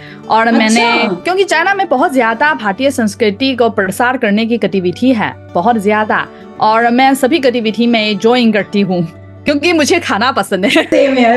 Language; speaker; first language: Hindi; non-native, learner; Chinese